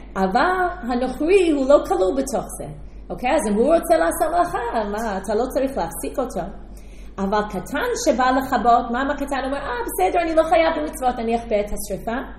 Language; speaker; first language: Hebrew; non-native, fluent; English